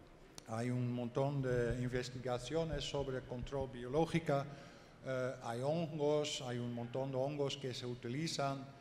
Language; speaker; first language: Spanish; non-native, learner; Dutch